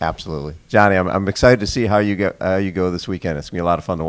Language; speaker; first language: English; native; English